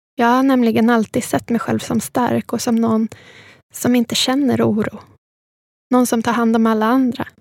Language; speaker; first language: Swedish; early bilingual, other home language; Spanish